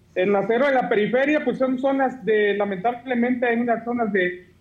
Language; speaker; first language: Spanish; native; Spanish